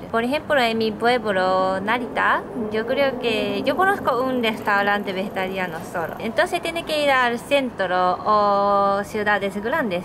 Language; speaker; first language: Spanish; non-native, learner; Japanese